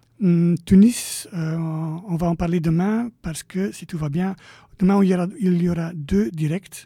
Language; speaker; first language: French; native; French